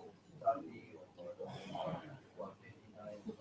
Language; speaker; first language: English; non-native, learner; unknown